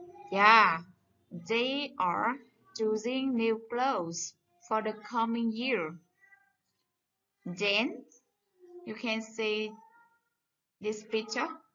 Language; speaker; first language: English; non-native, fluent; Vietnamese